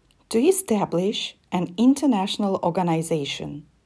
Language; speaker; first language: English; non-native, fluent; Romanian